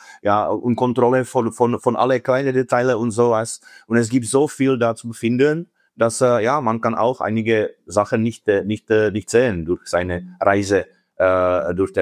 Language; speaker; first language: German; non-native, fluent; Czech